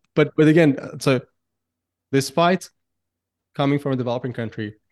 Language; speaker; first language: English; non-native, fluent; Persian